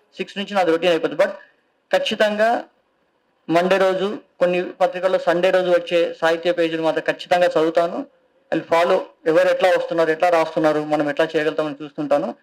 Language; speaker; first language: Telugu; native; Telugu